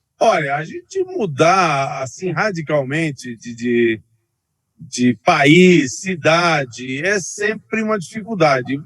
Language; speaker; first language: Portuguese; native; Portuguese